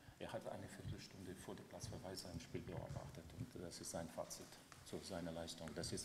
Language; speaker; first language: German; non-native, fluent; Russian